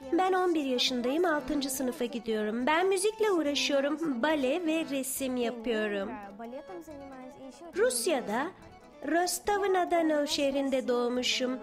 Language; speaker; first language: Turkish; early bilingual, heritage; Turkish